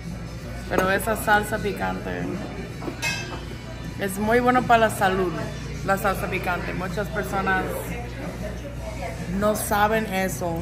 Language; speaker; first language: Spanish; early bilingual, heritage; English